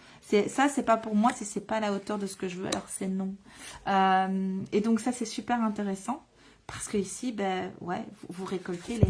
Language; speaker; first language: French; native; French